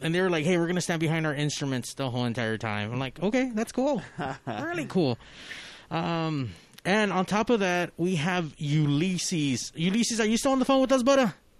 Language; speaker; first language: English; native; English